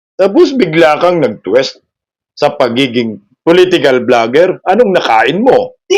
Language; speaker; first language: Filipino; non-native, local second language; Cebuano